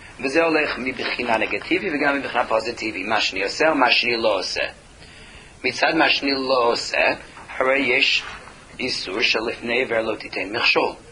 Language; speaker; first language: Hebrew; non-native, fluent; English